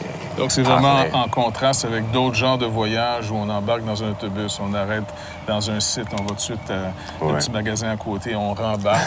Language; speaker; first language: French; native; French